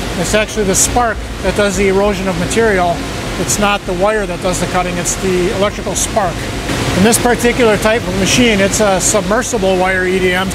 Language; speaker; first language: English; native; English